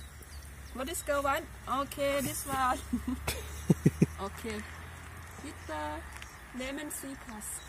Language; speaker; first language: English; non-native, learner; Thai